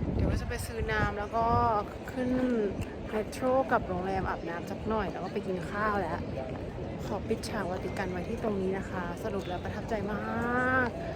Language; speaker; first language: Thai; native; Thai